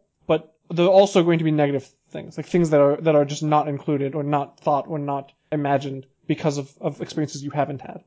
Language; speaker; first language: English; native; English